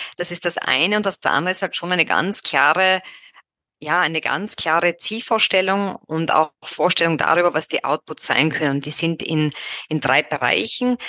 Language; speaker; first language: German; native; German